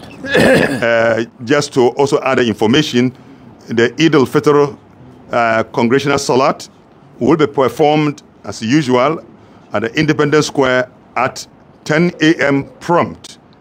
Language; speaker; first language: English; non-native, local second language; Hausa